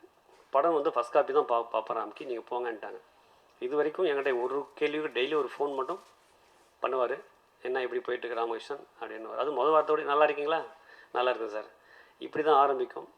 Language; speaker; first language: Tamil; native; Tamil